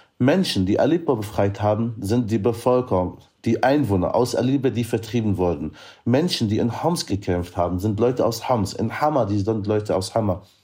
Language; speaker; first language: German; non-native, fluent; Arabic